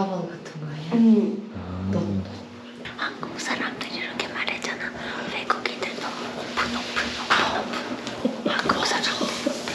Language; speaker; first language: Korean; non-native, learner; Turkish